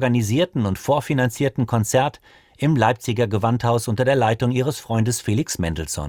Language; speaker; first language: German; native; German